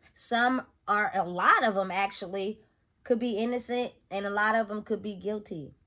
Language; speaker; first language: English; native; English